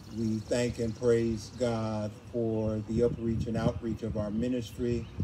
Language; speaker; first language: English; native; English